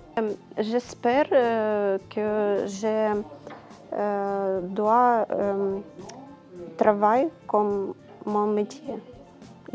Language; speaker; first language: French; non-native, learner; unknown